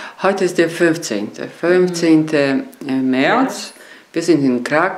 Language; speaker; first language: German; non-native, fluent; Polish